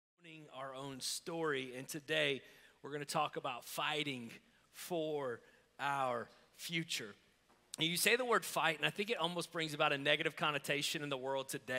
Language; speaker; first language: English; native; English